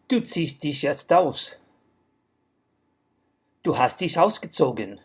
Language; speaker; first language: German; non-native, fluent; English